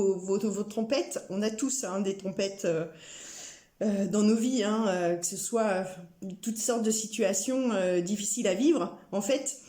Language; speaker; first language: French; native; French